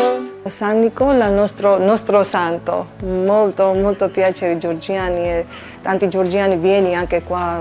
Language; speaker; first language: Italian; non-native, learner; Georgian